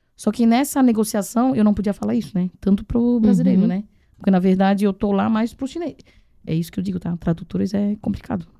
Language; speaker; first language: Portuguese; non-native, fluent; Chinese